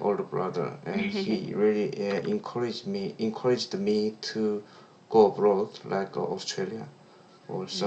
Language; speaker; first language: English; non-native, learner; Korean